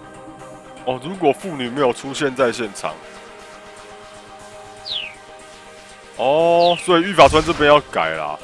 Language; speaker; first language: Chinese; native; Chinese